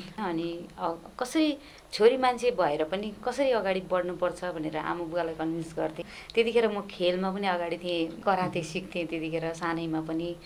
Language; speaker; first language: Nepali; native; Nepali